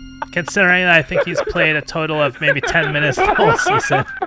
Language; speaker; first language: English; native; English